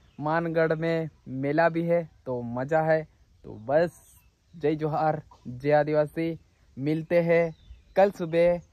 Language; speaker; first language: Hindi; non-native, local second language; Gujarati